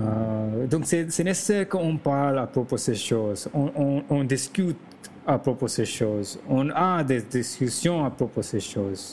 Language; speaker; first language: French; non-native, learner; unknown